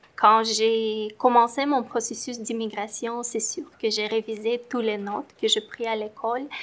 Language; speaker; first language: French; non-native, fluent; Romanian